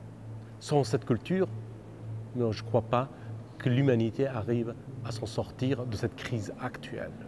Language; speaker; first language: French; non-native, fluent; Persian